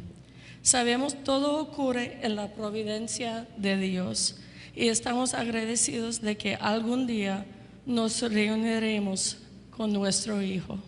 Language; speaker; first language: Spanish; non-native, fluent; English